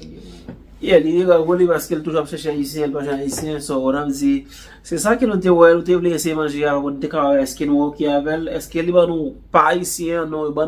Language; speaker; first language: French; non-native, learner; Haitian Creole